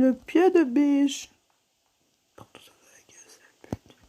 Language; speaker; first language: French; native; French